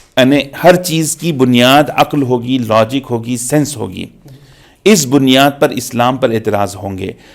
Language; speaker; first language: Urdu; native; Urdu